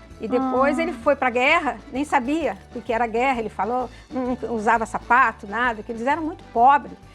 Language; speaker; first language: Portuguese; early bilingual, other home language; Italian